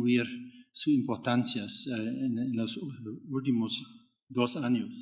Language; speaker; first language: Spanish; non-native, fluent; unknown